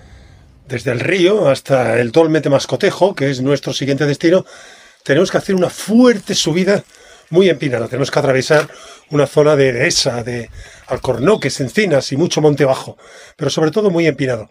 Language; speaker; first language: Spanish; native; Spanish